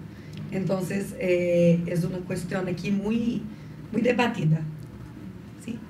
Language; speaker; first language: Spanish; non-native, fluent; Portuguese